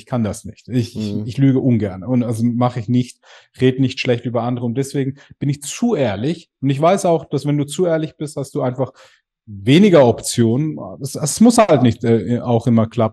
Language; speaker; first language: German; native; German